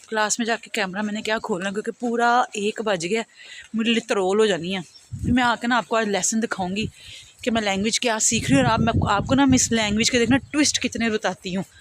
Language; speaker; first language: Urdu; native; Urdu